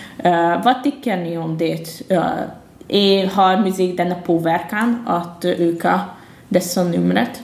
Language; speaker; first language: Swedish; non-native, fluent; Hungarian